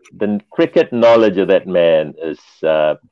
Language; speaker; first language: English; non-native, local second language; Tamil